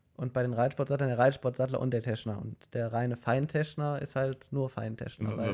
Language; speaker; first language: German; native; German